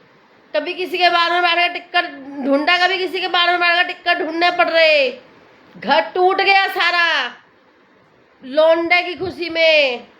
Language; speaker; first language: Hindi; native; Hindi